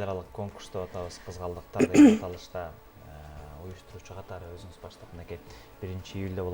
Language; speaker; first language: Kyrgyz; native; Kyrgyz